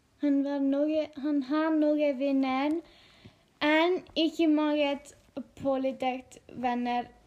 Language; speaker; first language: Swedish; non-native, learner; Icelandic